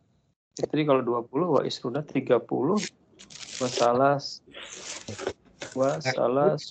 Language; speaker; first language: Indonesian; native; Indonesian